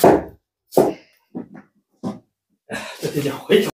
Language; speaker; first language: Chinese; native; Chinese